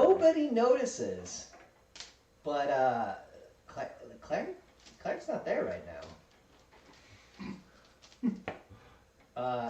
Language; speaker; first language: English; native; English